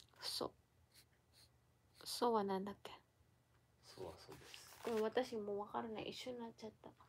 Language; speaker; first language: Japanese; non-native, learner; Filipino